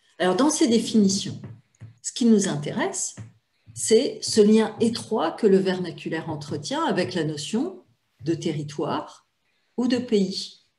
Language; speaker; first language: French; native; French